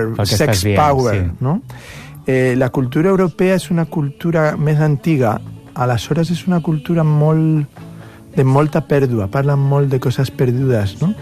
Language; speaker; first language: Catalan; non-native, fluent; Spanish